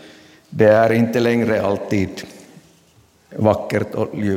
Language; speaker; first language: Swedish; non-native, local second language; Finnish